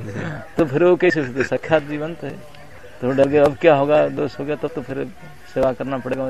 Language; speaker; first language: Hindi; non-native, local second language; Odia